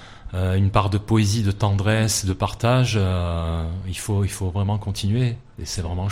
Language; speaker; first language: French; native; French